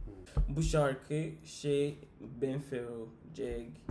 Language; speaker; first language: Turkish; non-native, fluent; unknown